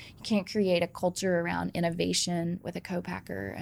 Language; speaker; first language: English; native; English